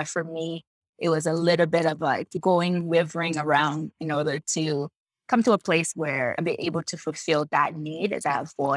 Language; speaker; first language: English; non-native, fluent; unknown